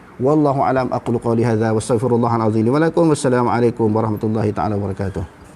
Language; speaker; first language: Malay; native; Malay